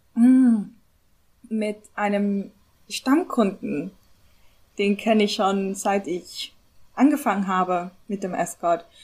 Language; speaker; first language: German; native; German